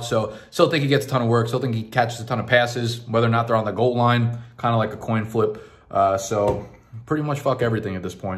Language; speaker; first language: English; native; English